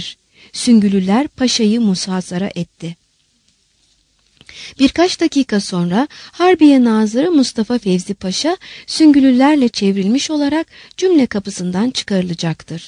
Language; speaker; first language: Turkish; native; Turkish